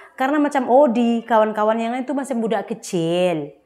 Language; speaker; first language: Malay; native; Malay